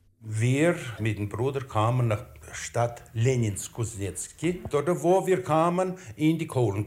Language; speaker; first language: German; early bilingual, heritage; German